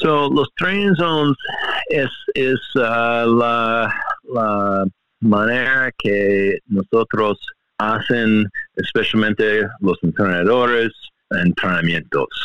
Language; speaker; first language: Spanish; non-native, learner; English